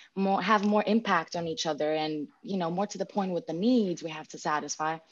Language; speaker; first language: English; non-native, fluent; Greek